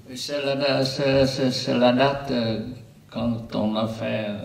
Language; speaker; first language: French; non-native, learner; Vietnamese